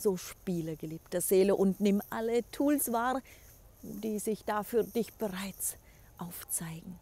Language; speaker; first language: German; native; German